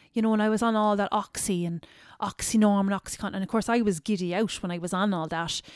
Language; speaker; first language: English; native; English